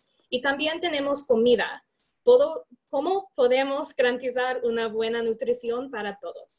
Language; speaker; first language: Spanish; non-native, fluent; English